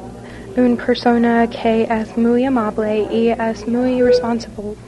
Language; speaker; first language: Spanish; non-native, learner; English